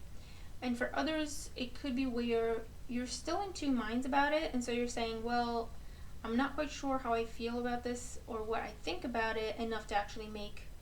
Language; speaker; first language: English; native; English